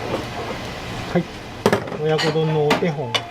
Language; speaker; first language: Japanese; native; Japanese